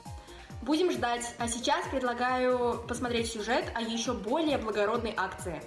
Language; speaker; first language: Russian; native; Russian